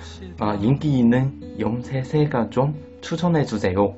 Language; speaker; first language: Korean; non-native, fluent; Chinese